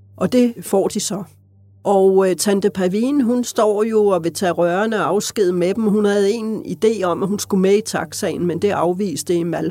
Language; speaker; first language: Danish; native; Danish